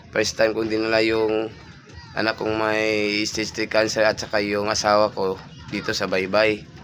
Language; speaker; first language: Filipino; non-native, local second language; Cebuano